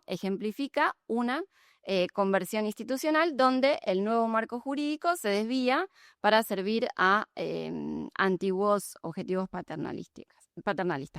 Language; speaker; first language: Spanish; native; Spanish